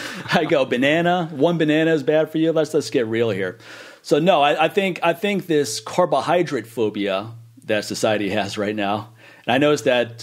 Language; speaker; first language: English; native; English